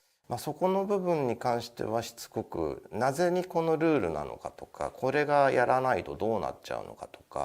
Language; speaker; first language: Japanese; native; Japanese